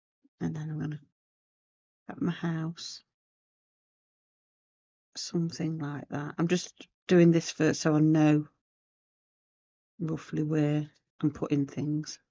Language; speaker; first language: English; native; English